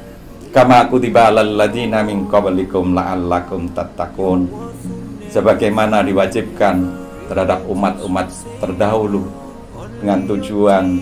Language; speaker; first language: Indonesian; native; Indonesian